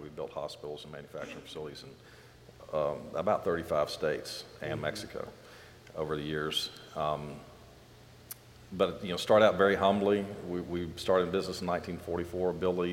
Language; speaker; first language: English; native; English